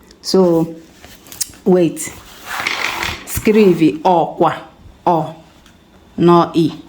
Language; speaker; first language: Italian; non-native, fluent; English